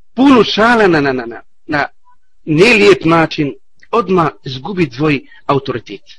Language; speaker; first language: Bosnian; non-native, learner; Arabic